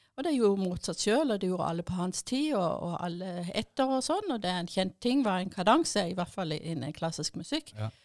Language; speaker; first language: Norwegian; early bilingual, other home language; German